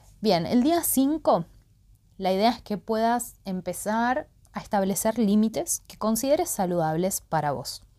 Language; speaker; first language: Spanish; native; Spanish